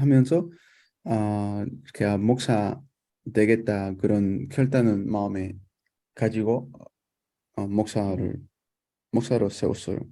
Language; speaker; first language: Korean; non-native, fluent; Spanish